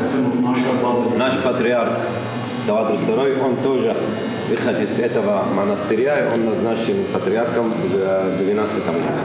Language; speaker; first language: Russian; non-native, learner; Arabic